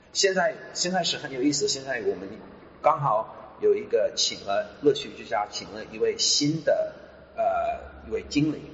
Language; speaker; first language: Chinese; non-native, fluent; English